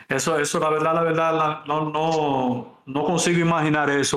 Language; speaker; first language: Spanish; native; Spanish